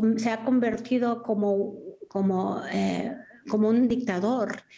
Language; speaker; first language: Spanish; early bilingual, heritage; Spanish